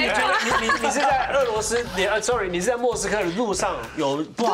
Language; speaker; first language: Chinese; native; Chinese